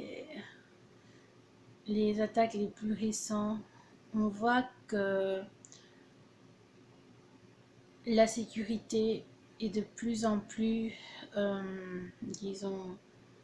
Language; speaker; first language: French; early bilingual, other home language; Portuguese